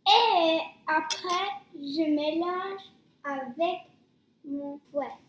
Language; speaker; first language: French; early bilingual, heritage; French